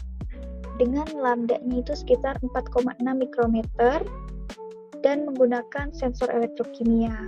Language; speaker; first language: Indonesian; native; Indonesian